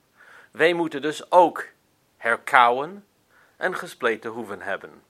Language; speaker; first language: Dutch; non-native, fluent; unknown